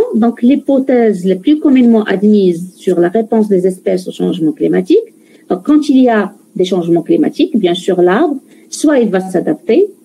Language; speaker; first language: French; non-native, local second language; Arabic